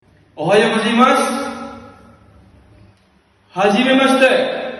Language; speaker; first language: Japanese; non-native, learner; Javanese